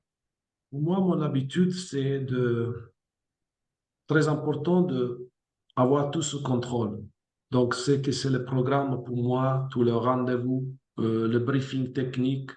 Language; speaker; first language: French; non-native, fluent; Italian